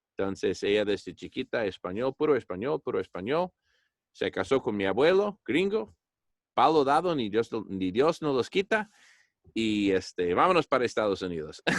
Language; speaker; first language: Spanish; early bilingual, other home language; English